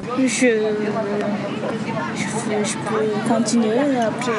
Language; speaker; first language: French; non-native, local second language; Malagasy